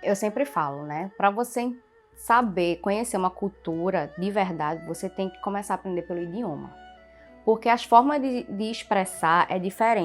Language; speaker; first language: Portuguese; early bilingual, other home language; Chinese